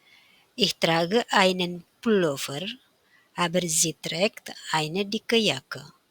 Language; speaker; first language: German; non-native, fluent; Indonesian